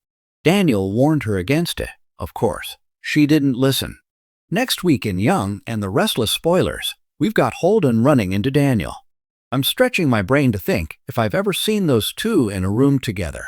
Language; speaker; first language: English; native; English